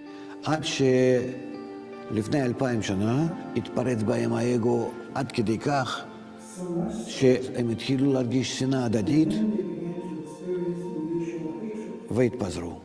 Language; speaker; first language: Hebrew; non-native, fluent; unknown